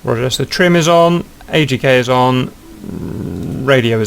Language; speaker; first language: English; native; English